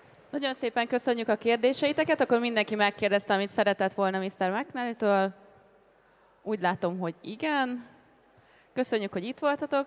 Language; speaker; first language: Hungarian; native; Hungarian